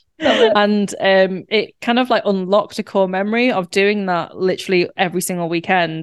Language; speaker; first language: English; native; English